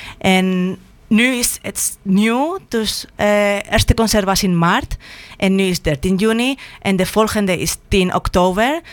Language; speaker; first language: Dutch; non-native, fluent; Spanish